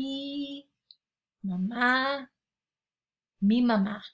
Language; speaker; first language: Spanish; non-native, fluent; English